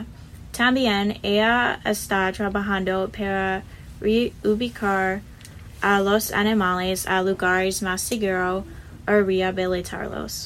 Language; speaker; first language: Spanish; non-native, learner; English